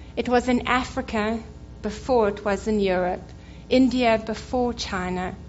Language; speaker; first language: English; native; English